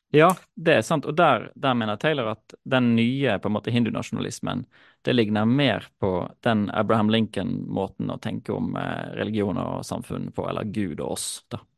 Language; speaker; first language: Norwegian; native; Norwegian